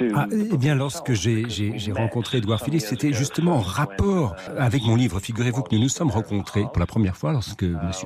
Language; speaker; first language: French; non-native, fluent; English